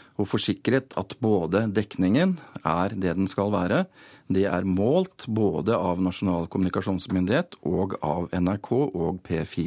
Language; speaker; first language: Norwegian; native; Norwegian